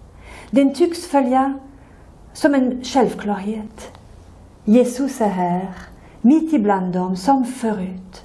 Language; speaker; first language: Swedish; non-native, fluent; French